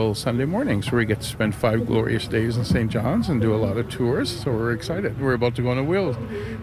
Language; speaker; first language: English; native; English